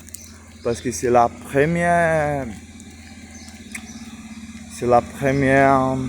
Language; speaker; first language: French; non-native, learner; Portuguese